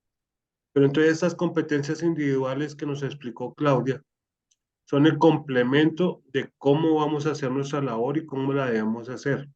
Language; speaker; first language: Spanish; native; Spanish